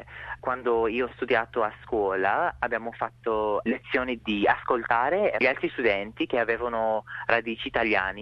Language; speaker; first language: Italian; non-native, fluent; English